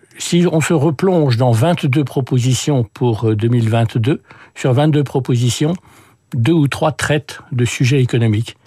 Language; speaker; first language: French; early bilingual, other home language; English